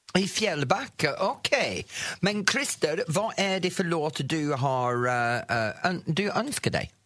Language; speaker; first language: Swedish; non-native, fluent; English